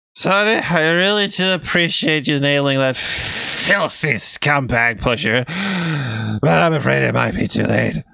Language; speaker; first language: English; non-native, fluent; Danish